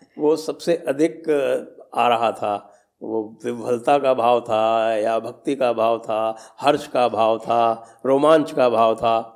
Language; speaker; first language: Hindi; native; Hindi